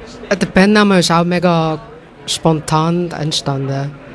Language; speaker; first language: German; non-native, learner; Chinese